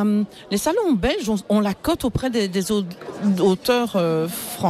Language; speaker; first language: French; native; French